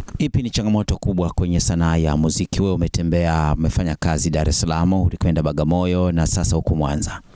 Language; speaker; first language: Swahili; native; Swahili